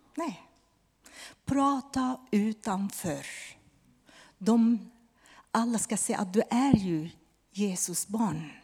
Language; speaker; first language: Swedish; non-native, fluent; Arabic